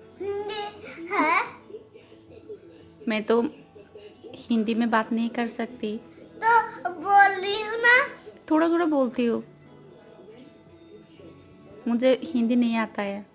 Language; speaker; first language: Hindi; non-native, learner; Bangla